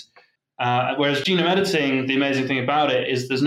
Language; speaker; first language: English; native; English